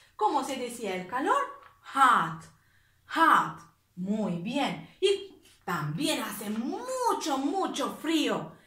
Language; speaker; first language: Spanish; non-native, fluent; Romanian